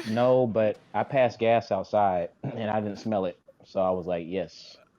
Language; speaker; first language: English; native; English